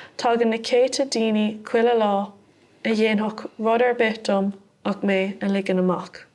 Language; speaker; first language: Irish; non-native, local second language; English